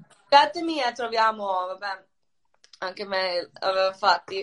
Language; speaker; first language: Italian; non-native, fluent; Croatian